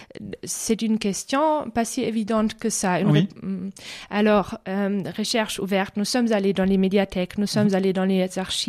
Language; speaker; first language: French; non-native, fluent; German